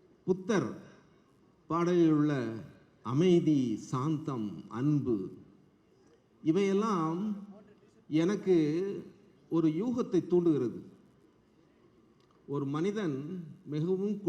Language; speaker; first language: Tamil; native; Tamil